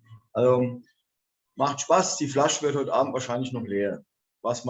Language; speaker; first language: German; native; German